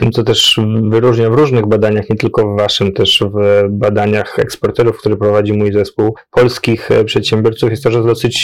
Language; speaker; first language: Polish; native; Polish